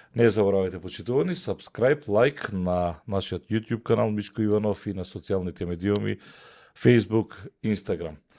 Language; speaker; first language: Macedonian; native; Macedonian